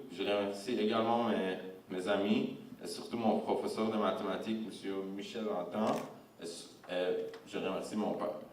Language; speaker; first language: French; non-native, fluent; Persian